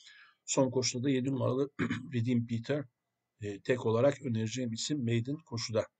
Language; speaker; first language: Turkish; native; Turkish